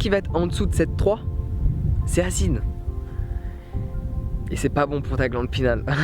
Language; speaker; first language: French; native; French